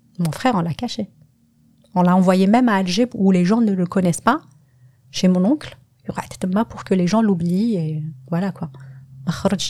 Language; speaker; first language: French; non-native, local second language; Kabyle